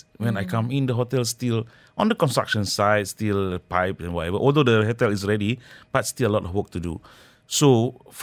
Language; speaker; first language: English; non-native, local second language; Malay